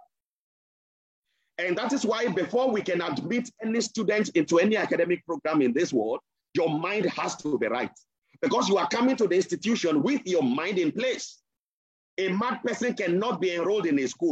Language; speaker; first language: English; non-native, local second language; Yoruba